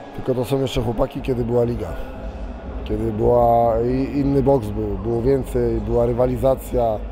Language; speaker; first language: Polish; native; Polish